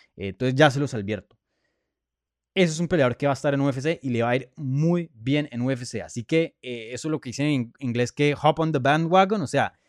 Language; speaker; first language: Spanish; native; Spanish